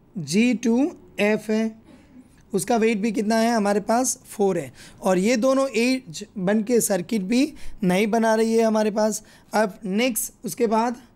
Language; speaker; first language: Hindi; non-native, local second language; Gujarati